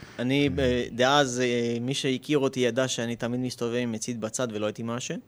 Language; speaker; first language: Hebrew; early bilingual, other home language; Russian